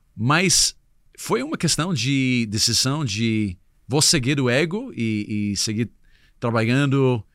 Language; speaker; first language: Portuguese; non-native, fluent; English